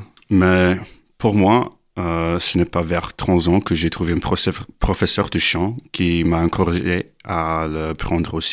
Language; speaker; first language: French; non-native, learner; English